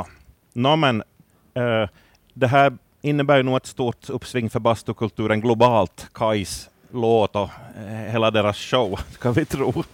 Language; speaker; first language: Swedish; native; Swedish